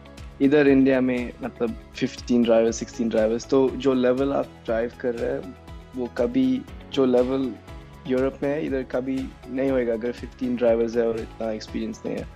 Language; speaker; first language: Hindi; non-native, local second language; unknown